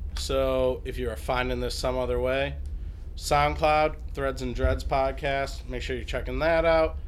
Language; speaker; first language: English; native; English